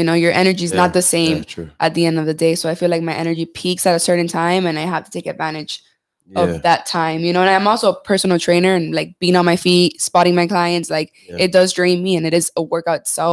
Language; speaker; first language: English; native; English